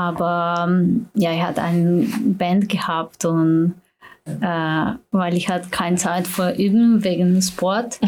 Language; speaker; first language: German; non-native, learner; Slovenian